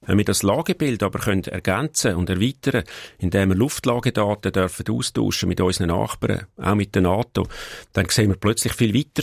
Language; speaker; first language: German; native; German